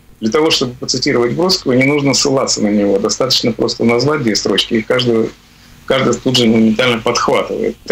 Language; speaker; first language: Russian; native; Russian